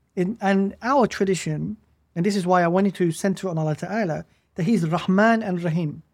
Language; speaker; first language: English; native; English